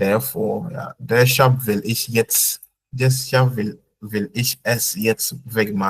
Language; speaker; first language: German; non-native, fluent; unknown